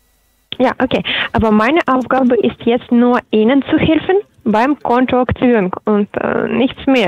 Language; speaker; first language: German; non-native, learner; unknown